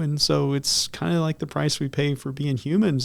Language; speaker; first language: English; native; English